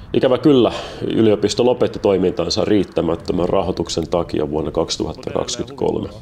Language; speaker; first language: Finnish; native; Finnish